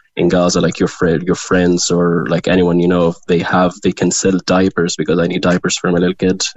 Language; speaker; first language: English; non-native, fluent; Arabic